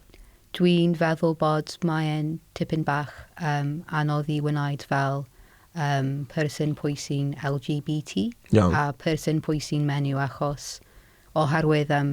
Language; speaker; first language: Welsh; non-native, local second language; English